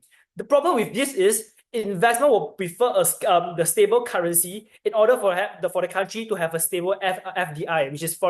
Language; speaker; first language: English; non-native, learner; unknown